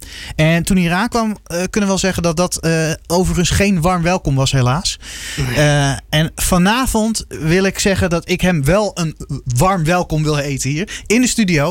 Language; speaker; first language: Dutch; native; Dutch